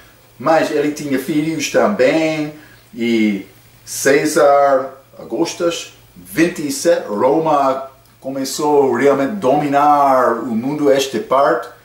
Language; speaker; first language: Portuguese; non-native, fluent; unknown